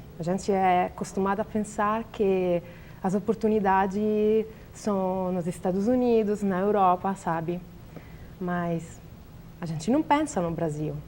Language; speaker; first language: Portuguese; non-native, learner; Italian